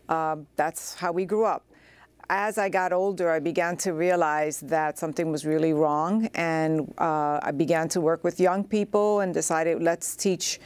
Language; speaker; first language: English; native; English